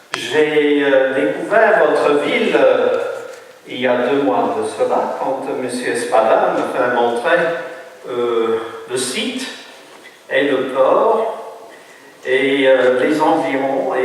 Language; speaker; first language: French; non-native, fluent; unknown